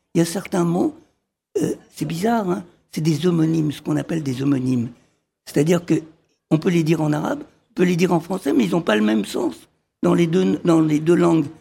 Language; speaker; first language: French; early bilingual, other home language; Arabic